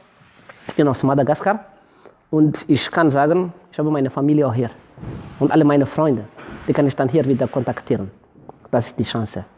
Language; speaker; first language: German; non-native, fluent; Malagasy